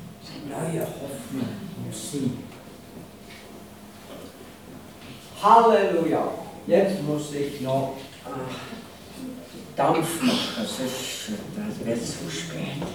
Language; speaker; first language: German; non-native, fluent; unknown